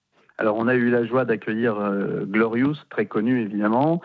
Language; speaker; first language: French; native; French